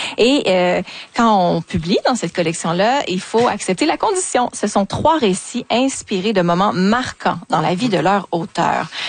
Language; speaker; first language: French; native; French